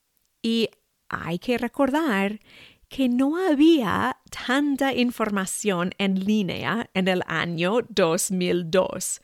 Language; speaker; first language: Spanish; non-native, fluent; English